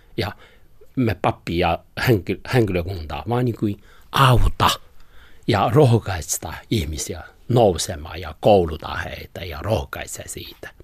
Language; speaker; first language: Finnish; non-native, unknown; Chinese